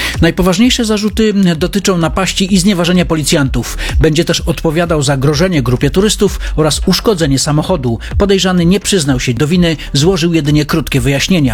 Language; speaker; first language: Polish; native; Polish